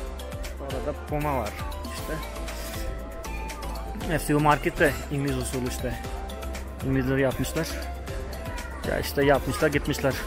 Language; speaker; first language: Turkish; non-native, fluent; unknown